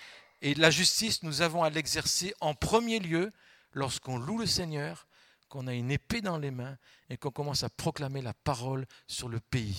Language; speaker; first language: French; native; French